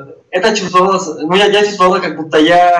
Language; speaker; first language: Russian; non-native, fluent; Spanish